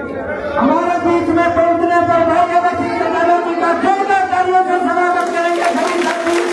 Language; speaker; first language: Hindi; native; Hindi